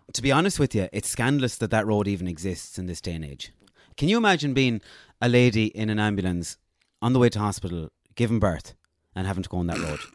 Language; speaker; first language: English; native; English